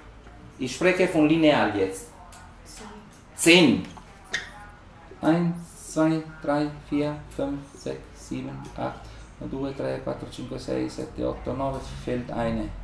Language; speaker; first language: German; non-native, learner; Spanish